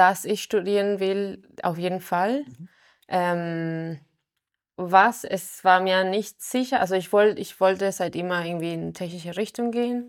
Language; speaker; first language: German; non-native, fluent; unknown